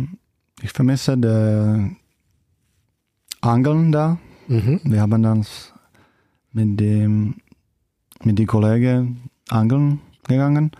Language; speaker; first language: German; non-native, learner; Czech